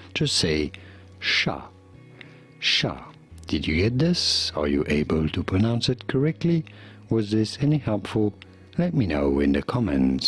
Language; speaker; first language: English; non-native, fluent; French